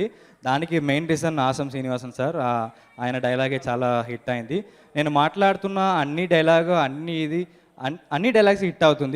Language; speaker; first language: Telugu; non-native, learner; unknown